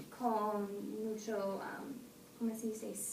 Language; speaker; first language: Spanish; non-native, learner; English